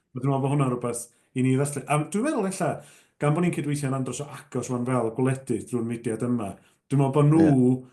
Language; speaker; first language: Welsh; native; Welsh